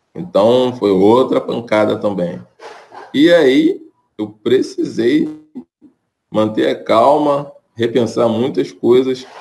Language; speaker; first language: Portuguese; native; Portuguese